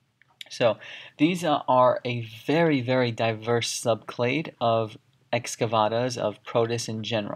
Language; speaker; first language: English; native; English